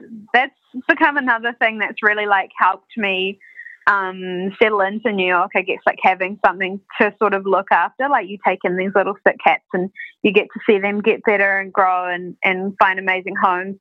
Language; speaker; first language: English; native; English